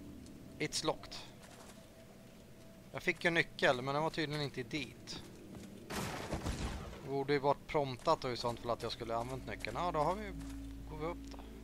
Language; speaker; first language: Swedish; native; Swedish